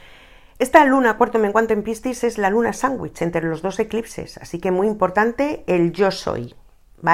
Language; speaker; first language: Spanish; native; Spanish